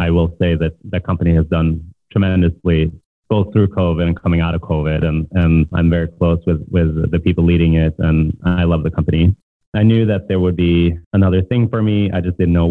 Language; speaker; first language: English; non-native, fluent; Norwegian